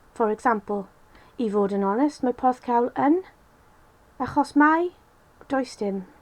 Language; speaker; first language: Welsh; non-native, local second language; English